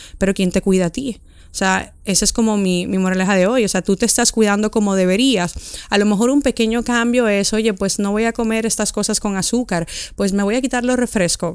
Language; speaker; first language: Spanish; native; Spanish